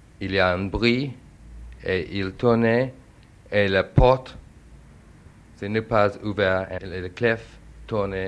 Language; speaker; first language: French; non-native, learner; English